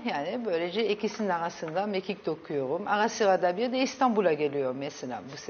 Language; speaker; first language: Turkish; early bilingual, heritage; Turkish